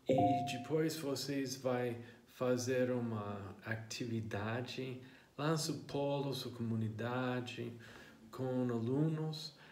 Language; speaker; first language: Portuguese; non-native, fluent; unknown